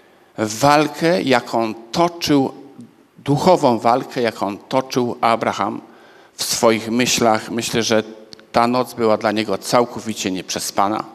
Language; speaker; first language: Polish; native; Polish